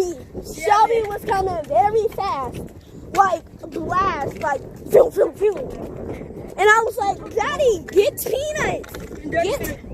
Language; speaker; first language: English; native; English